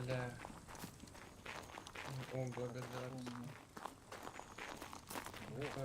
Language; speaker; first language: Russian; native; Russian